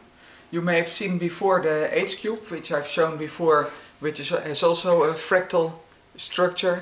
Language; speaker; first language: English; non-native, fluent; Dutch